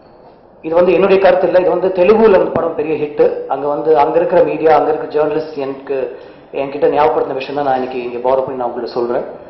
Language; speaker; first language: Tamil; native; Tamil